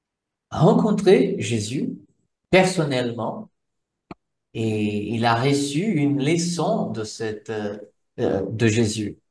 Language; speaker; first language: French; non-native, fluent; Portuguese